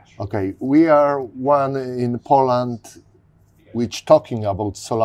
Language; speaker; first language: English; non-native, learner; Polish